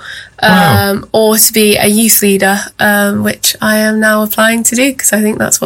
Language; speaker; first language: English; native; English